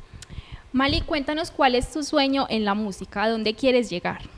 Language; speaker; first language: Spanish; native; Spanish